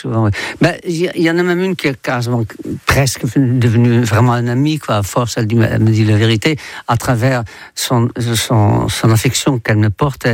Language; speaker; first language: French; non-native, fluent; Dutch